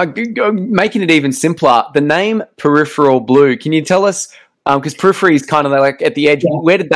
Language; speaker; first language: English; native; English